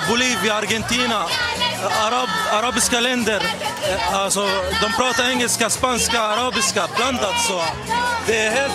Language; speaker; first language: Swedish; non-native, learner; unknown